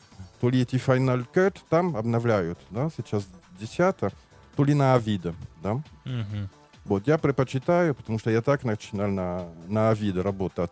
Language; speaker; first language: Russian; non-native, learner; French